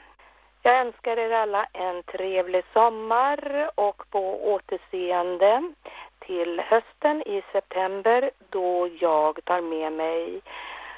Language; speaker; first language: Swedish; native; Swedish